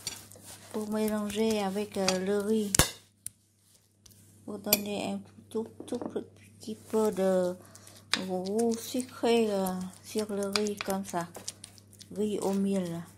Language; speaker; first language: French; non-native, learner; Vietnamese